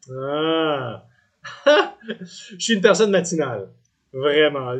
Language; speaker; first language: French; native; French